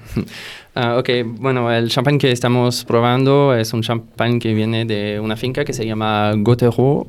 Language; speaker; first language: Spanish; non-native, fluent; French